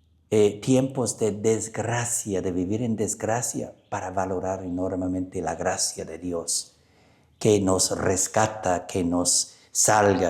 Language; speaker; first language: Spanish; non-native, fluent; English